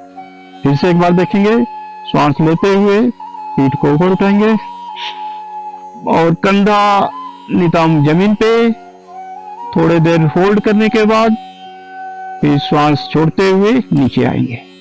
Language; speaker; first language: Hindi; native; Hindi